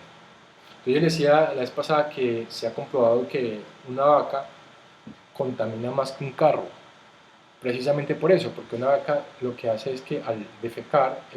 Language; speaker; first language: Spanish; native; Spanish